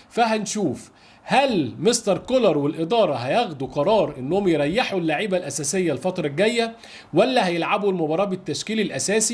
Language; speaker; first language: Arabic; native; Arabic